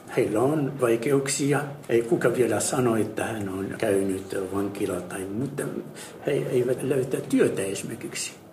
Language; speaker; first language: Finnish; non-native, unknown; Arabic